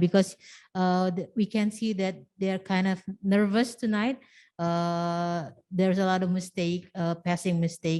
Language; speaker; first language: English; non-native, fluent; Indonesian